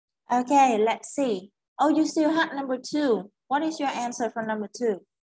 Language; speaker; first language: English; non-native, fluent; Vietnamese